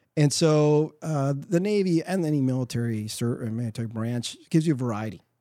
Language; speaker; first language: English; early bilingual, other home language; Spanish